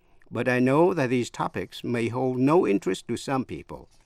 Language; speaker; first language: English; non-native, fluent; Vietnamese